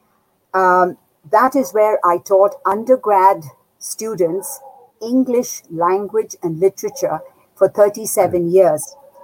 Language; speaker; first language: English; non-native, local second language; Nepali